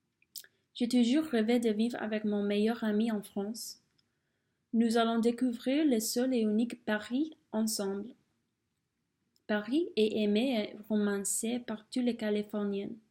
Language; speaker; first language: French; non-native, fluent; English